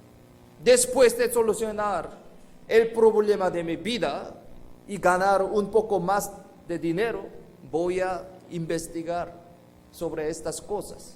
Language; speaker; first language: Spanish; non-native, fluent; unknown